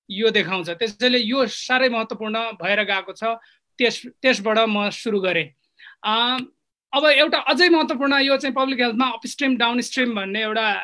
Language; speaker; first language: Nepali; non-native, local second language; Eastern Tamang